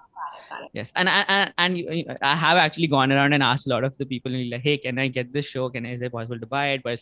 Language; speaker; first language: English; non-native, local second language; Bangla